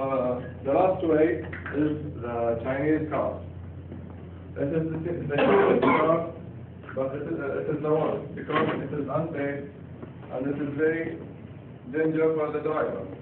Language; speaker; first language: English; non-native, learner; Arabic